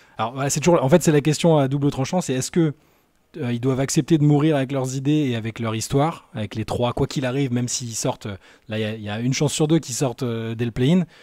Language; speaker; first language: French; native; French